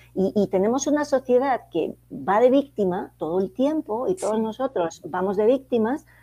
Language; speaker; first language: Spanish; native; Spanish